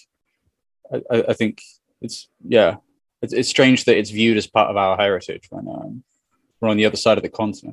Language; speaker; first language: English; native; English